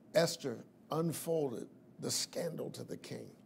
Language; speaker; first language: English; native; English